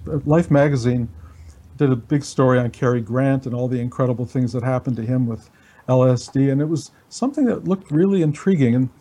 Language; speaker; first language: English; native; English